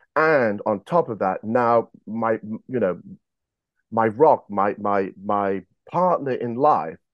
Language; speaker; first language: English; native; English